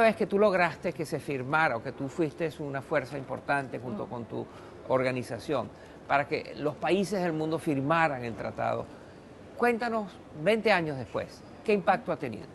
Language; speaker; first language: Spanish; native; Spanish